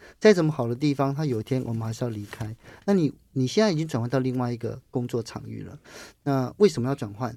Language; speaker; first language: Chinese; native; Chinese